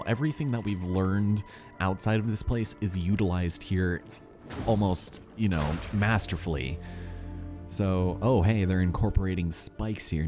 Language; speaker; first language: English; native; English